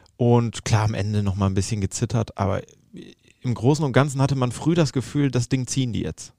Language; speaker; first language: German; native; German